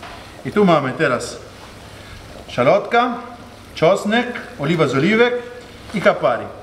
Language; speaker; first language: Polish; non-native, learner; Italian